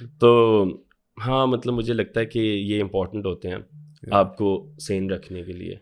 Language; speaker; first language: Urdu; native; Urdu